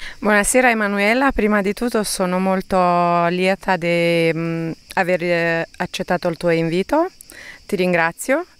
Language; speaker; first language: Italian; non-native, fluent; Romanian